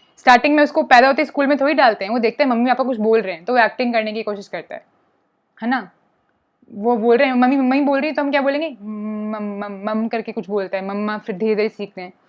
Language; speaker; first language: Hindi; non-native, local second language; Punjabi